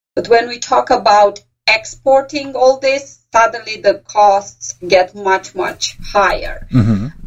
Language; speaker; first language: English; non-native, fluent; Romanian